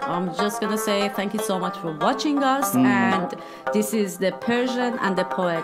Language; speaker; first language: English; non-native, fluent; Persian